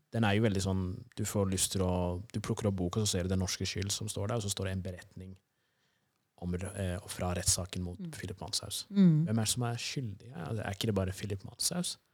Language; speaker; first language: Norwegian; early bilingual, other home language; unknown